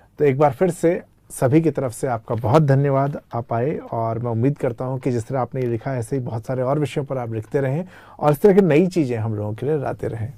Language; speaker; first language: Hindi; native; Hindi